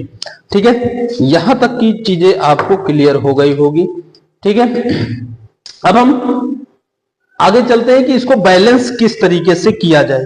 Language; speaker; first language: Hindi; native; Hindi